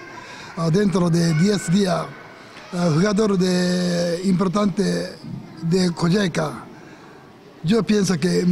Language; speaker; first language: Spanish; non-native, learner; Japanese